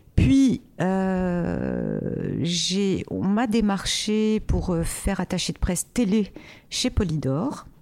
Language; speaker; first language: French; native; French